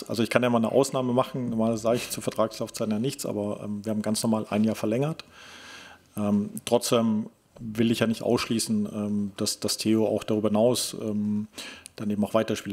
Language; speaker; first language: German; native; German